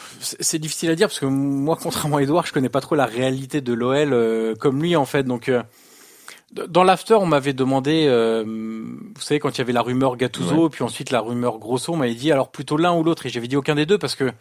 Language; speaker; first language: French; native; French